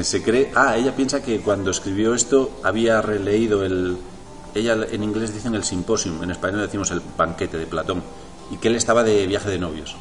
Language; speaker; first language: Spanish; native; Spanish